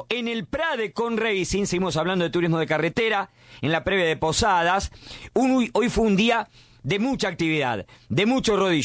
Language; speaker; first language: Spanish; native; Spanish